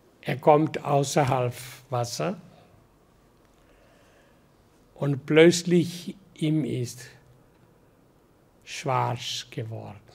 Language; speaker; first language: German; non-native, learner; Hindi